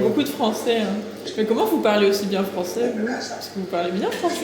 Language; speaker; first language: French; native; French